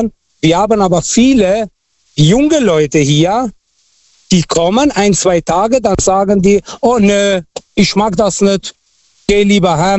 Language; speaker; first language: German; non-native, local second language; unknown